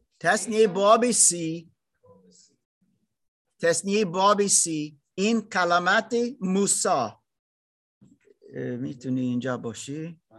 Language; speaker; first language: Persian; non-native, learner; German